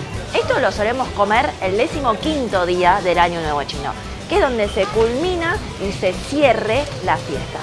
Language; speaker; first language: Spanish; early bilingual, other home language; Chinese